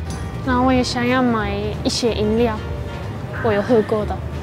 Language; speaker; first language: Chinese; non-native, fluent; Turkish